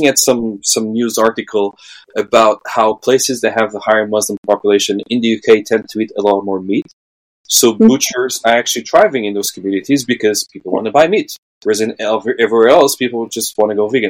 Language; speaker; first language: English; non-native, fluent; Portuguese